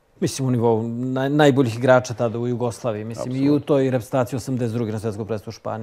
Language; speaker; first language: Serbian; native; Serbian